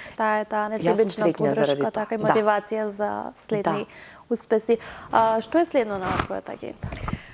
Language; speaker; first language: Macedonian; native; Macedonian